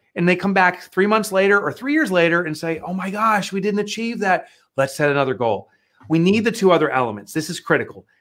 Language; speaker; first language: English; native; English